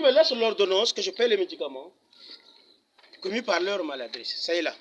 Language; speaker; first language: French; non-native, local second language; Lingala